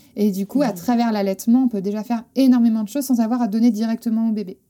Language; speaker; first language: French; non-native, fluent; Spanish